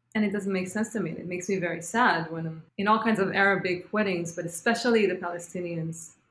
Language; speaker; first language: English; non-native, fluent; Hebrew